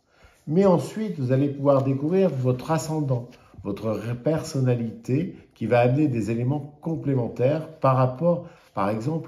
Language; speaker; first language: French; native; French